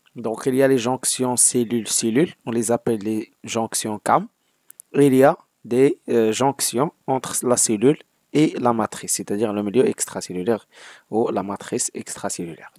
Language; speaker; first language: French; non-native, local second language; Arabic